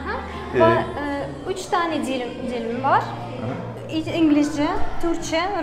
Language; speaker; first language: Turkish; non-native, learner; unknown